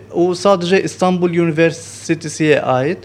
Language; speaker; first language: Turkish; non-native, learner; Arabic